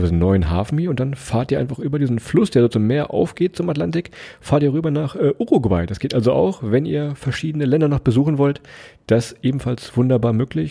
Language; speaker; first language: German; native; German